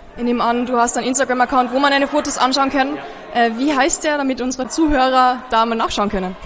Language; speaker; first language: German; native; German